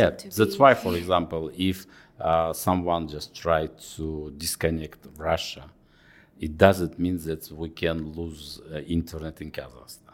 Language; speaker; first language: English; non-native, fluent; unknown